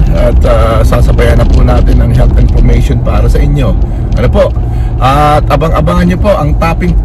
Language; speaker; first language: Filipino; native; Filipino